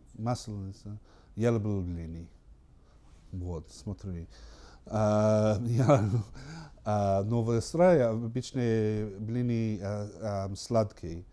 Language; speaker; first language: Russian; non-native, learner; English